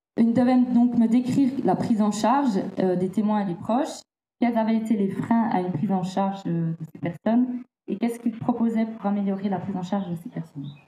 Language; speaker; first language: French; native; French